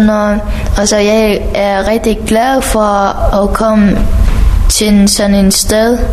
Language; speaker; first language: Danish; non-native, fluent; Vietnamese